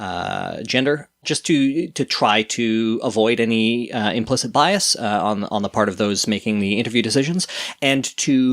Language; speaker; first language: English; native; English